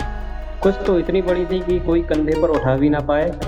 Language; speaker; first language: Hindi; native; Hindi